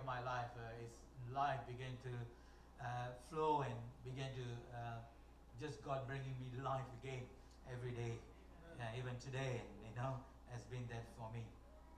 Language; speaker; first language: English; non-native, local second language; Tamil